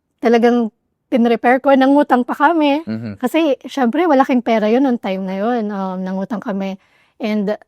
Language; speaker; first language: Filipino; native; Filipino